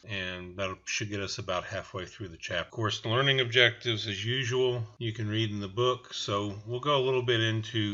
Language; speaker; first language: English; native; English